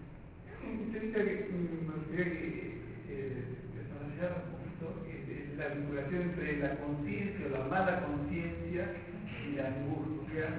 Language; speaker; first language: Spanish; native; Spanish